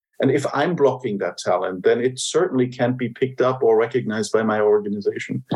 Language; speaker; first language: English; non-native, fluent; German